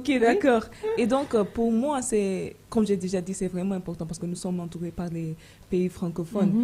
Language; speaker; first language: French; non-native, fluent; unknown